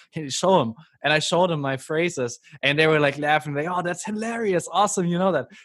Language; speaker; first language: English; non-native, fluent; German